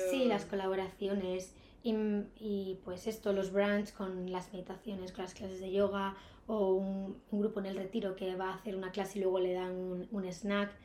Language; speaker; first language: Spanish; native; Spanish